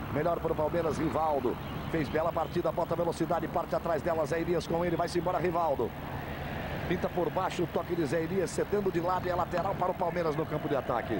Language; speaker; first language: Portuguese; native; Portuguese